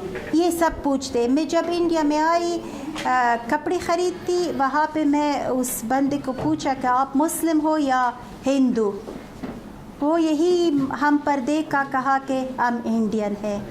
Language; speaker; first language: Hindi; non-native, fluent; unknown